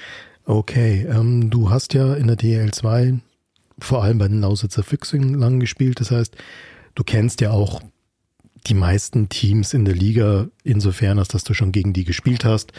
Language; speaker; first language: German; native; German